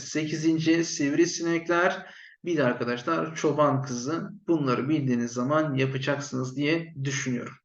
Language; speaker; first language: Turkish; native; Turkish